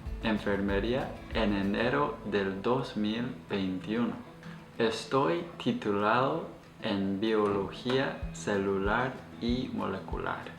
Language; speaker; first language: Spanish; non-native, fluent; English